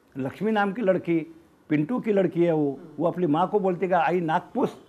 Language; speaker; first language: Hindi; non-native, local second language; Marathi